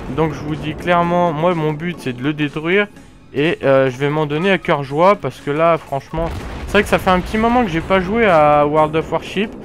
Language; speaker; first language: French; native; French